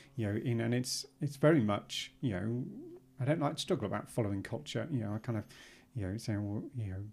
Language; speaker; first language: English; native; English